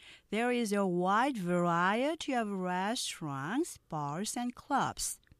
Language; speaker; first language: English; non-native, fluent; Korean